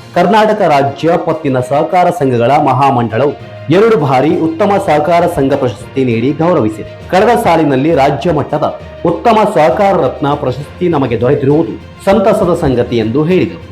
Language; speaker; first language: Kannada; native; Kannada